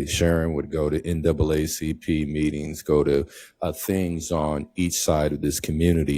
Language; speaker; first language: English; native; English